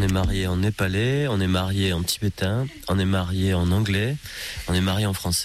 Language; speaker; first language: French; native; French